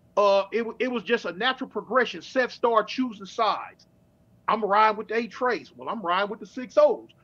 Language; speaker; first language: English; native; English